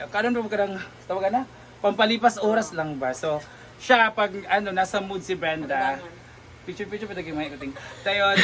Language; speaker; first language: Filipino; non-native, local second language; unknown